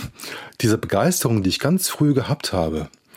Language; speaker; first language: German; native; German